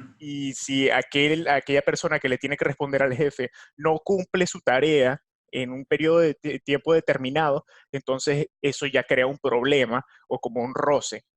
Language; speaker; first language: Spanish; native; Spanish